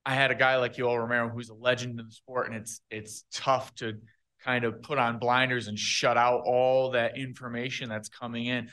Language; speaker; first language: English; native; English